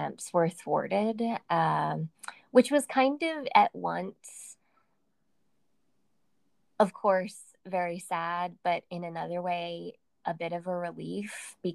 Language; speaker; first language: English; native; English